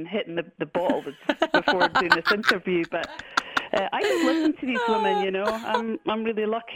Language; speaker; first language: English; native; English